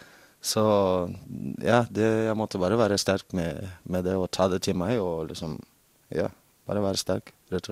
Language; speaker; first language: Norwegian; non-native, fluent; English